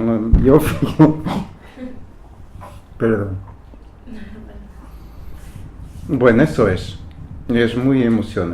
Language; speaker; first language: Spanish; non-native, fluent; Portuguese